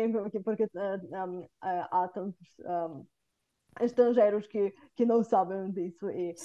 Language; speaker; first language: Portuguese; non-native, fluent; Bulgarian